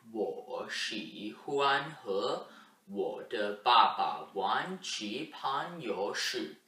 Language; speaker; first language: Chinese; non-native, learner; English